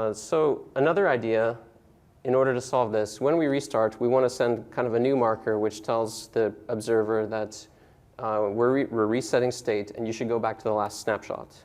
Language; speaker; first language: English; native; English